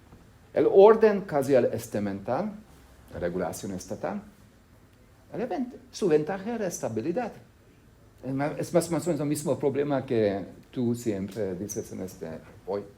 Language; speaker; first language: Spanish; non-native, fluent; Hungarian